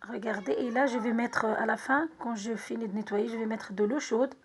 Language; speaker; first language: French; non-native, local second language; Arabic